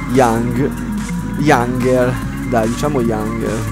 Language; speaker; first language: English; non-native, learner; Italian